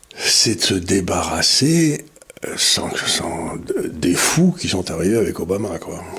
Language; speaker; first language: French; native; French